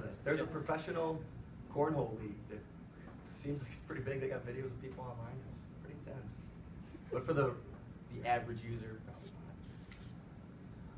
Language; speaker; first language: English; native; English